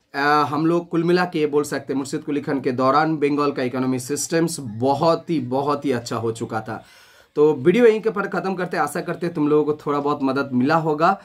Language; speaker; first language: Hindi; non-native, local second language; Bangla